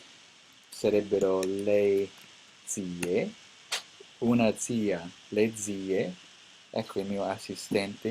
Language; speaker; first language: Italian; non-native, fluent; English